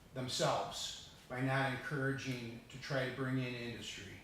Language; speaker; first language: English; early bilingual, other home language; Italian